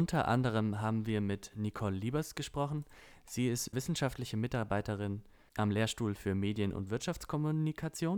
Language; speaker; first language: German; native; German